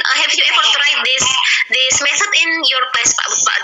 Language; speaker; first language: English; non-native, fluent; Indonesian